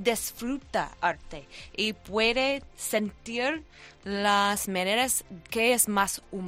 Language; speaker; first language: Spanish; non-native, learner; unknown